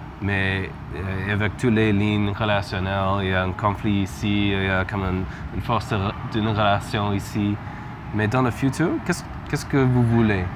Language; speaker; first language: French; non-native, learner; English